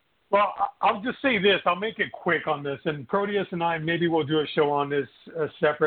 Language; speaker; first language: English; native; English